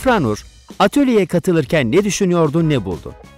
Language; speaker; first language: Turkish; native; Turkish